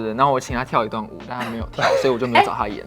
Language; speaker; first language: Chinese; native; Chinese